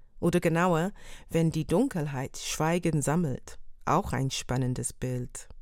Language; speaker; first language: German; non-native, fluent; English